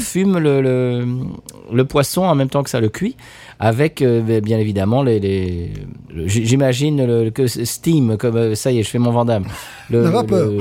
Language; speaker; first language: French; native; French